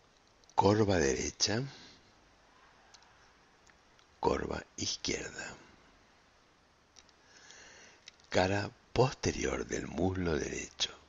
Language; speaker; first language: Spanish; native; Spanish